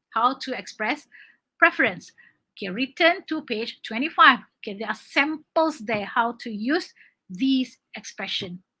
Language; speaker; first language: English; non-native, local second language; Malay